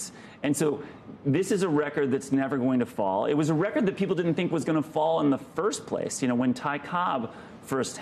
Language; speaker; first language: English; native; English